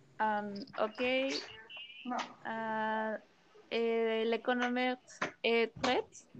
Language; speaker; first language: French; non-native, learner; Spanish